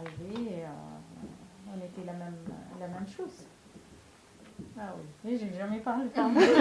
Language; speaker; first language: French; non-native, learner; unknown